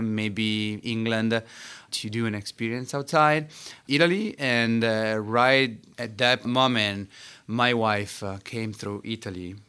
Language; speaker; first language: English; non-native, fluent; Italian